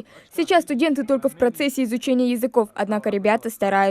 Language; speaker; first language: Russian; native; Russian